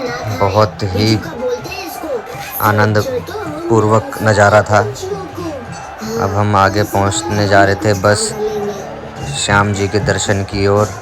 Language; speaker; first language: Hindi; native; Hindi